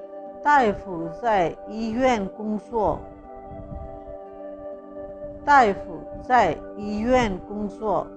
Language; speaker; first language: Chinese; non-native, fluent; Urdu